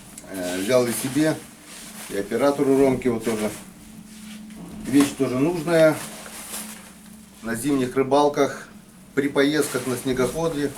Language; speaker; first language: Russian; native; Russian